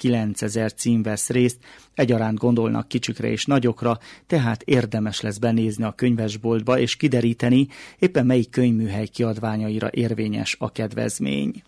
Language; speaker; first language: Hungarian; native; Hungarian